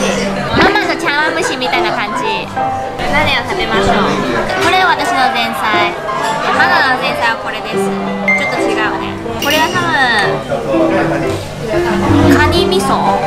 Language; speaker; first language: Japanese; early bilingual, heritage; Chinese